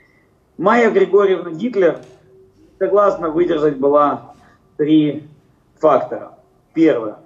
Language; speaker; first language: Russian; native; Russian